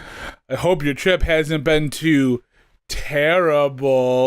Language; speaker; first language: English; native; English